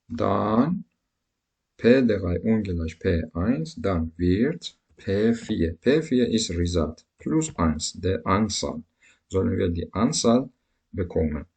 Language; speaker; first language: German; non-native, learner; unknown